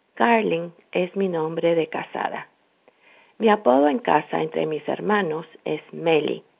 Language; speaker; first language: Spanish; non-native, local second language; Chinese